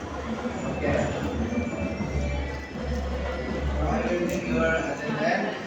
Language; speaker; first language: English; non-native, learner; Indonesian